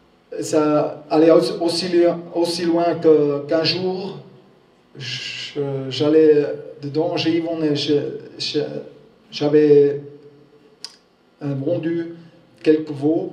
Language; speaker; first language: French; non-native, learner; German